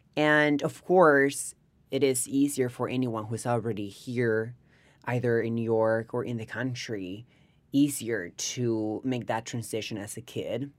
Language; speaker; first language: English; non-native, fluent; Spanish